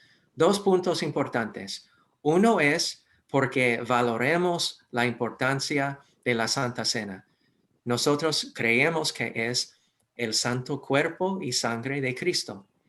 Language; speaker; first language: Spanish; non-native, fluent; English